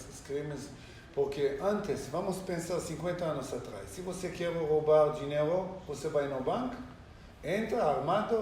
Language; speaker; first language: Portuguese; non-native, learner; Hebrew